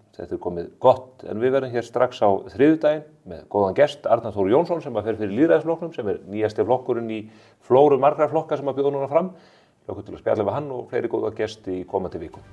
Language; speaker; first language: Icelandic; native; Icelandic